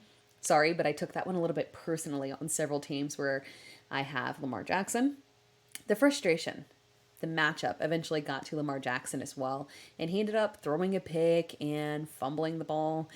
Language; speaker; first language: English; native; English